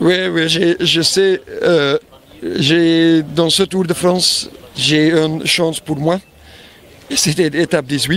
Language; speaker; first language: French; non-native, local second language; Dutch